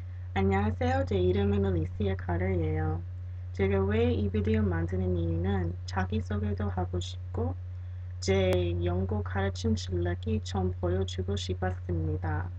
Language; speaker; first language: Korean; non-native, fluent; English